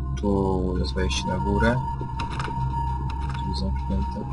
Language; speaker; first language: Polish; native; Polish